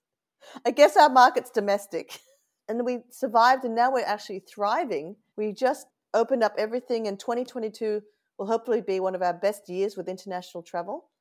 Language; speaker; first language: English; native; English